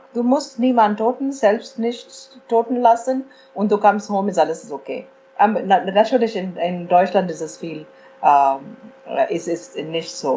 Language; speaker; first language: German; non-native, fluent; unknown